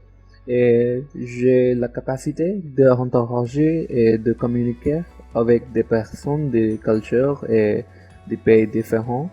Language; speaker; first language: French; non-native, learner; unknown